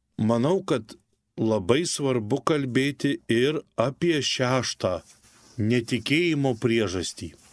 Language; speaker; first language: Lithuanian; native; Lithuanian